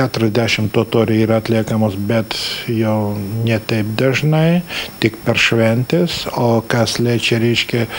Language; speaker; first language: Lithuanian; non-native, local second language; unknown